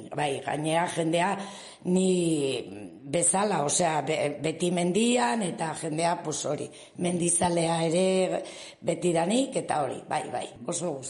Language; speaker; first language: Basque; non-native, local second language; Spanish